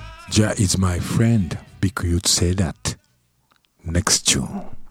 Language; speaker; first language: English; non-native, learner; Japanese